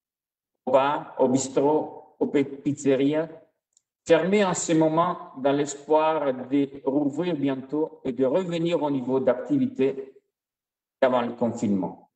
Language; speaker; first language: French; non-native, fluent; Italian